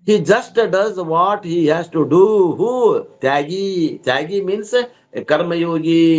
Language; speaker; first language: English; non-native, local second language; Kannada